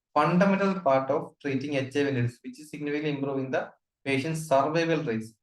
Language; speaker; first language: English; non-native, local second language; Malayalam